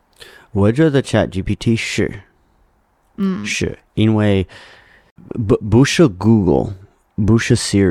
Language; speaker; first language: Chinese; non-native, learner; English